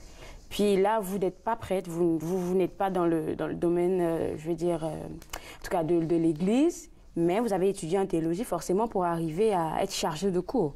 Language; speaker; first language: French; native; French